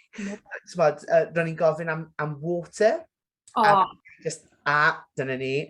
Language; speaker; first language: Welsh; native; Welsh